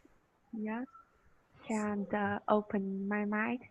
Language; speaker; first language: English; non-native, learner; Vietnamese